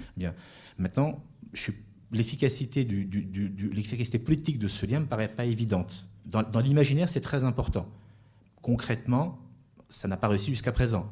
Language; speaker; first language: French; native; French